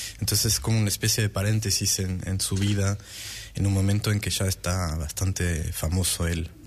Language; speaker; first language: Spanish; non-native, fluent; French